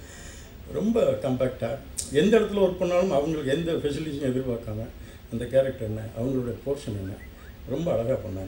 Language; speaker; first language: Tamil; native; Tamil